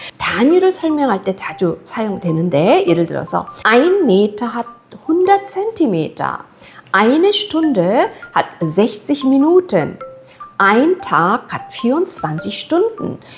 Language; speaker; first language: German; non-native, fluent; Korean